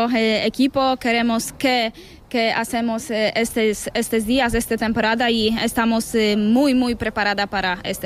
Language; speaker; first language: Spanish; non-native, learner; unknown